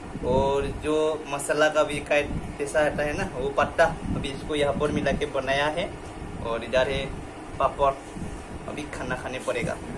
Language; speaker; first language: Hindi; non-native, local second language; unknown